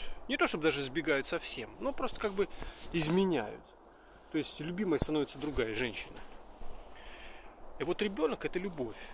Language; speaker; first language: Russian; native; Russian